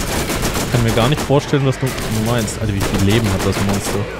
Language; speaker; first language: German; native; German